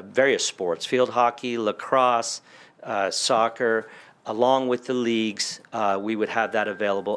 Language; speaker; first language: English; early bilingual, other home language; Spanish